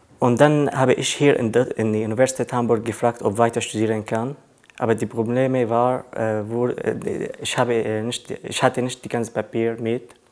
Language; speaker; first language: German; non-native, learner; Arabic